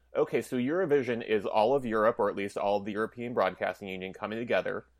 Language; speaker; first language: English; native; English